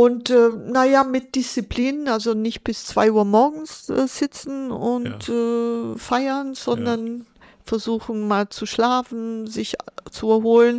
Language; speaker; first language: German; non-native, fluent; Portuguese